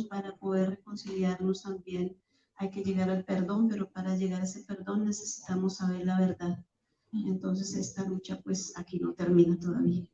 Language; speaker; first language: Spanish; native; Spanish